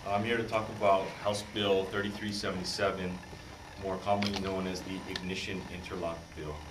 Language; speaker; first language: English; native; English